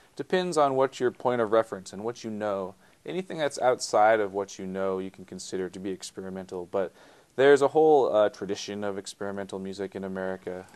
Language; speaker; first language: English; native; English